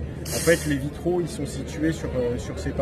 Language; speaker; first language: French; native; French